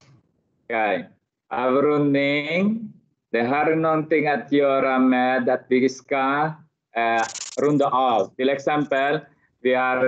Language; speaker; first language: Swedish; non-native, fluent; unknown